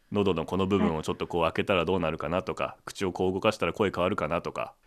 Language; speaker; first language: Japanese; native; Japanese